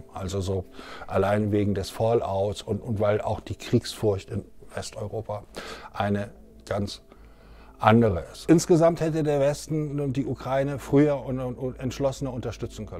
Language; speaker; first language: German; native; German